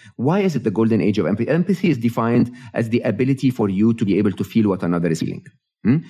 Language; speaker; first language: English; non-native, fluent; Arabic